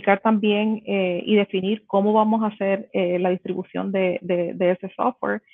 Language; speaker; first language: Spanish; native; Spanish